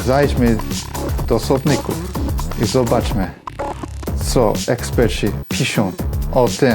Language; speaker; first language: Polish; non-native, fluent; English